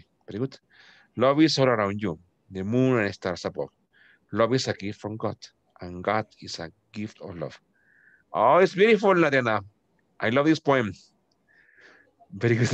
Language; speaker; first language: English; non-native, fluent; Spanish